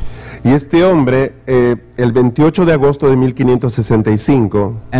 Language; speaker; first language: Spanish; native; Spanish